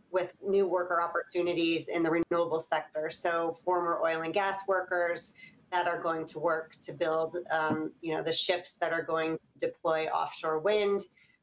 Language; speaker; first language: English; native; English